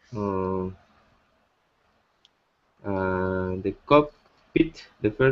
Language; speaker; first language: English; non-native, learner; Spanish